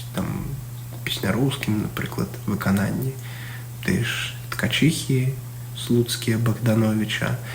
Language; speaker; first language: Belarusian; non-native, local second language; Russian